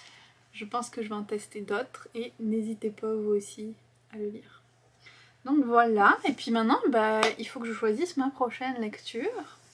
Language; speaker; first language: French; native; French